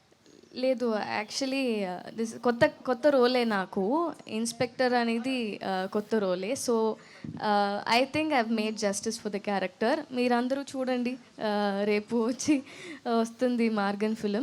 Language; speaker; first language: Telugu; non-native, learner; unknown